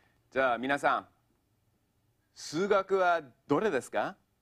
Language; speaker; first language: Japanese; non-native, fluent; English